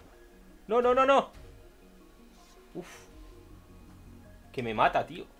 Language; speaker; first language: Spanish; native; Spanish